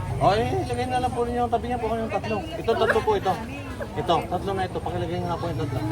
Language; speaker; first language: Filipino; native; Filipino